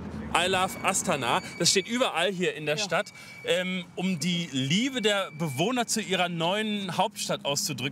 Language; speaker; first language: German; native; German